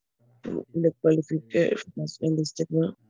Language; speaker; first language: French; non-native, learner; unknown